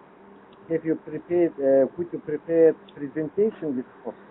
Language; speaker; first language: English; non-native, learner; Lithuanian